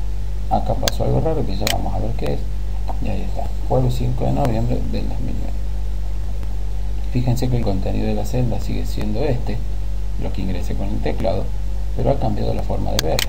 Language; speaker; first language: Spanish; native; Spanish